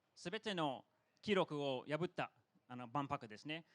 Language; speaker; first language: Japanese; non-native, fluent; English